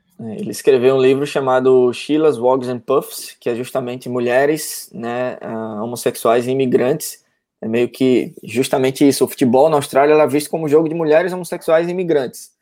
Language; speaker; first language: Portuguese; native; Portuguese